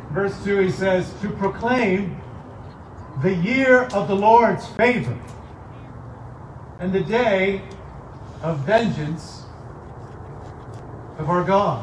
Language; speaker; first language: English; native; English